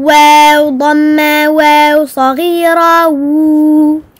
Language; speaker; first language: Arabic; non-native, learner; French